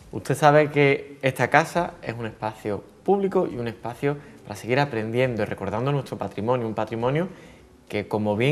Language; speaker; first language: Spanish; native; Spanish